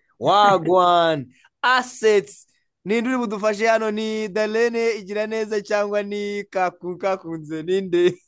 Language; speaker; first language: Kinyarwanda; native; Kinyarwanda